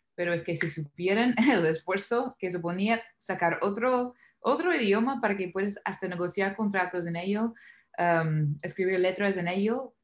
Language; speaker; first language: Spanish; non-native, fluent; English